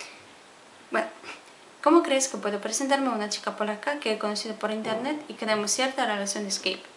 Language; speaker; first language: Spanish; non-native, fluent; Polish